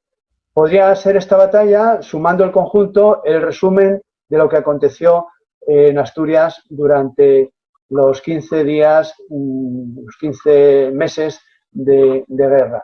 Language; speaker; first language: Spanish; native; Spanish